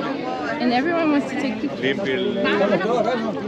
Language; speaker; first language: English; non-native, learner; Portuguese